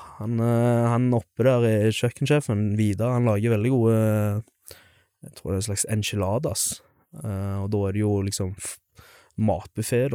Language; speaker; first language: Norwegian; native; Norwegian